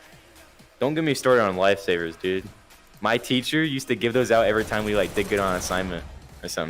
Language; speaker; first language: English; native; English